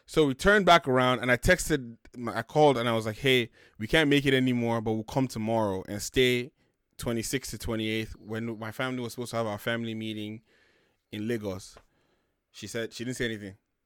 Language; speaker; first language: English; non-native, local second language; Yoruba